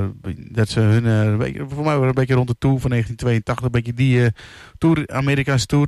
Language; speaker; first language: Dutch; native; Dutch